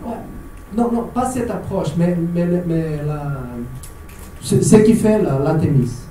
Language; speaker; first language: French; non-native, fluent; Portuguese